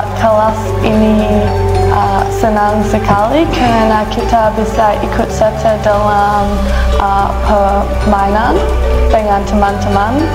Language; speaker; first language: Malay; non-native, learner; Korean